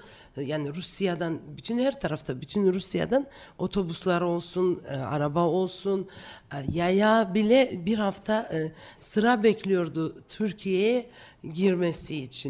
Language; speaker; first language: Turkish; non-native, fluent; Georgian